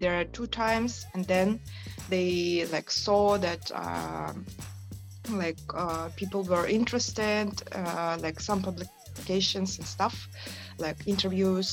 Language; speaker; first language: English; non-native, fluent; Yakut